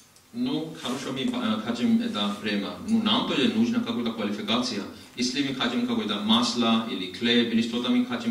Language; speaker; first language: Russian; non-native, learner; Hindi